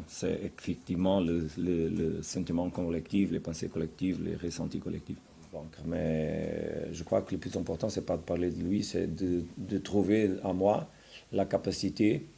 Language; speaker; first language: French; non-native, fluent; Portuguese